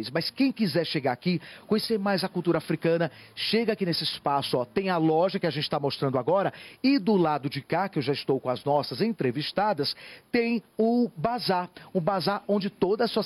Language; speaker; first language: Portuguese; native; Portuguese